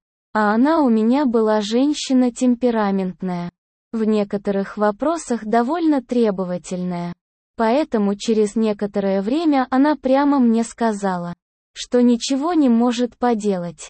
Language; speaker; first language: Russian; native; Russian